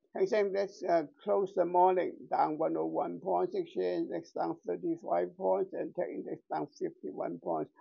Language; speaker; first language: English; non-native, local second language; Chinese